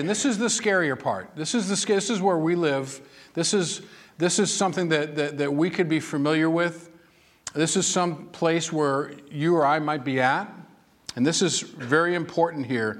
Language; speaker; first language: English; native; English